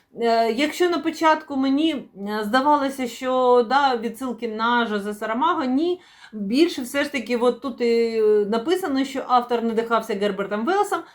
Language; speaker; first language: Ukrainian; non-native, local second language; Russian